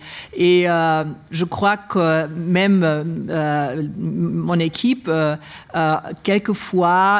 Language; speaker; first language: French; non-native, learner; German